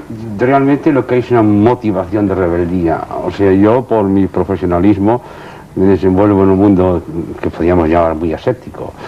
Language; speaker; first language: Spanish; native; Spanish